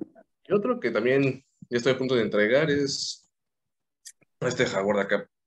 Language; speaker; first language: Spanish; native; Spanish